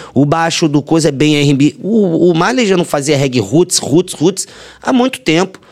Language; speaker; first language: Portuguese; native; Portuguese